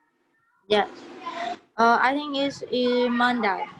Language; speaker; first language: English; non-native, learner; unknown